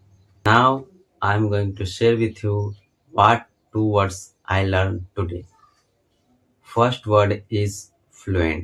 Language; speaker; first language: English; non-native, learner; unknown